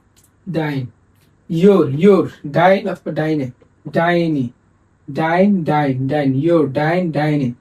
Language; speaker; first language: German; non-native, learner; Bangla